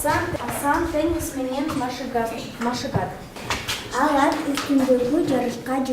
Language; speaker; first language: Kyrgyz; non-native, local second language; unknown